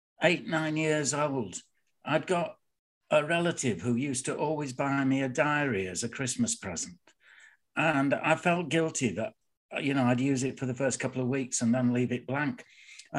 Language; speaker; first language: English; native; English